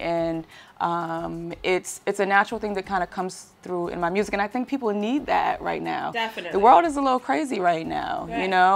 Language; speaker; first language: English; native; English